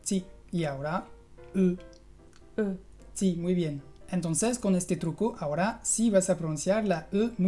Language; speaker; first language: Spanish; non-native, fluent; French